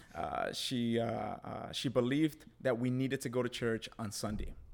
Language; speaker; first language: English; early bilingual, other home language; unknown